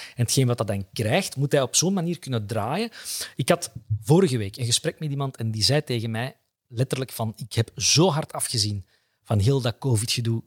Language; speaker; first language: Dutch; native; Dutch